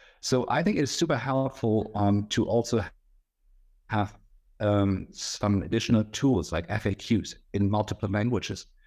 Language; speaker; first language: English; non-native, fluent; German